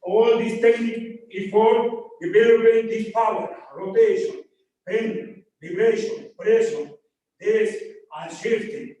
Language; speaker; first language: English; non-native, learner; Spanish